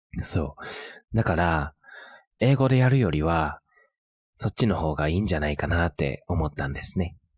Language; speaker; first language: Japanese; native; Japanese